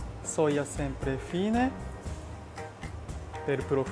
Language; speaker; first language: Italian; non-native, learner; Japanese